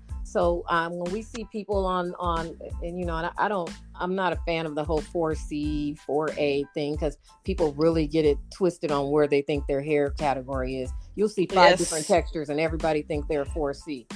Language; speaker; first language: English; native; English